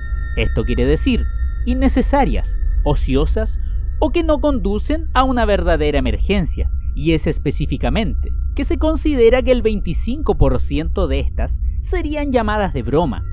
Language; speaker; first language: Spanish; native; Spanish